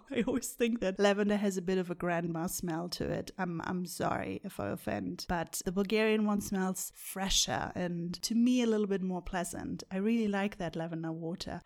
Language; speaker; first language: English; non-native, fluent; German